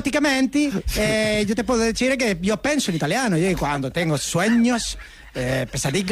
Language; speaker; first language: Spanish; native; Spanish